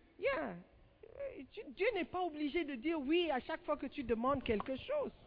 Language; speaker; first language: French; non-native, fluent; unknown